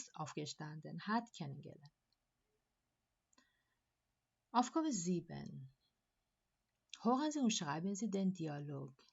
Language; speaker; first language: German; non-native, fluent; Persian